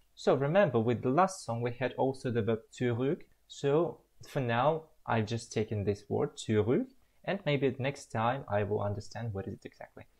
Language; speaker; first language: English; non-native, fluent; Russian